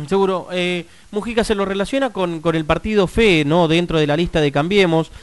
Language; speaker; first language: Spanish; native; Spanish